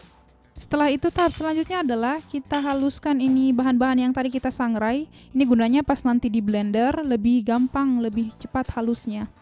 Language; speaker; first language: Indonesian; native; Indonesian